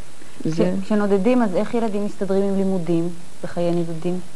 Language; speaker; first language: Hebrew; native; Hebrew